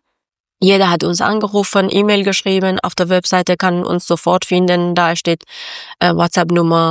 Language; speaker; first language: German; non-native, learner; Persian